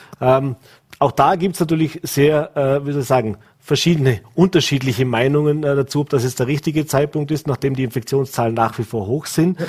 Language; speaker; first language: German; native; German